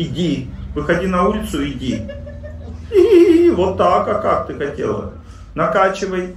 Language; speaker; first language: Russian; native; Russian